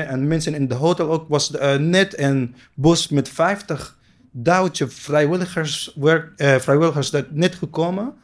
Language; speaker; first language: Dutch; non-native, learner; Arabic